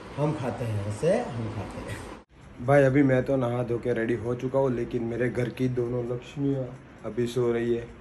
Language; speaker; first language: Hindi; non-native, local second language; Gujarati